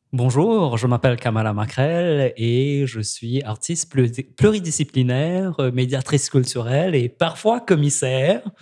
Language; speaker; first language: French; native; French